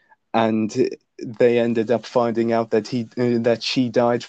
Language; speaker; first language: English; non-native, fluent; Lithuanian